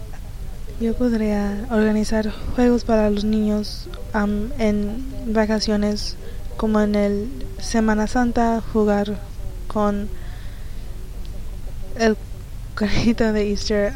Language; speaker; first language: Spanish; early bilingual, heritage; Spanish